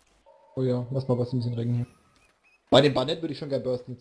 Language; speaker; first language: German; native; German